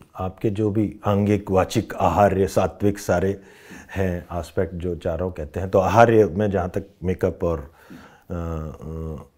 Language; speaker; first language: Hindi; non-native, local second language; Rajasthani